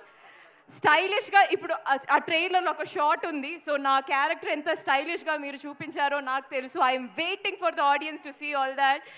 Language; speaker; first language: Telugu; non-native, local second language; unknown